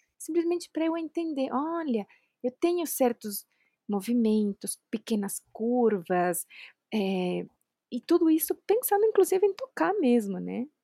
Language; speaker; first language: Portuguese; non-native, fluent; Spanish